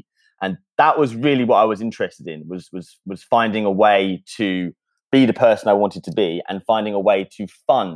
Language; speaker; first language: English; native; English